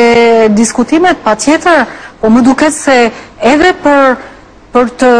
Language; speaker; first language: Albanian; non-native, fluent; French